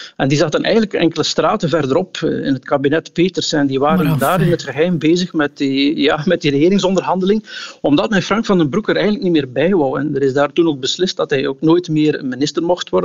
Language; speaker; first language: Dutch; native; Dutch